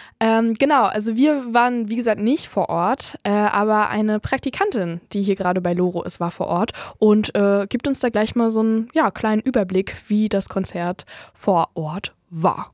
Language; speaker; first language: German; native; German